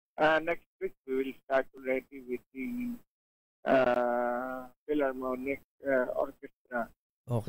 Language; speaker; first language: English; non-native, local second language; Hiligaynon